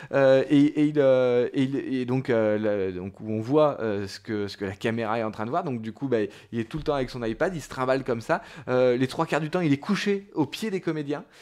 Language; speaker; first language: French; native; French